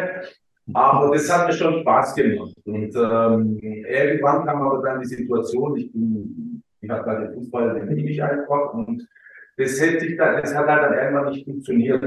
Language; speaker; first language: German; early bilingual, other home language; Croatian